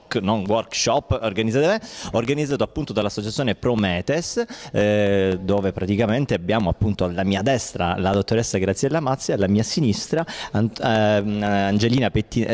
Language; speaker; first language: Italian; native; Italian